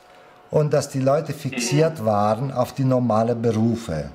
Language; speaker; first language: German; non-native, fluent; Italian